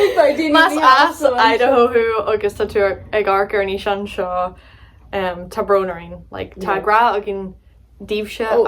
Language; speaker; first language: Irish; non-native, learner; English